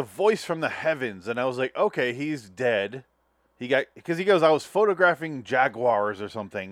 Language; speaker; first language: English; native; English